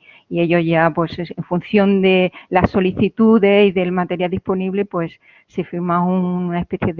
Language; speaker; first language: Spanish; native; Spanish